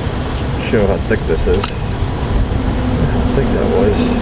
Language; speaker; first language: English; native; English